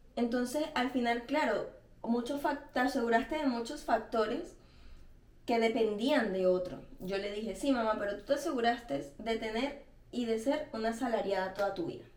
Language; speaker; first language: Spanish; native; Spanish